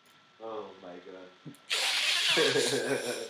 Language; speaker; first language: English; non-native, learner; Portuguese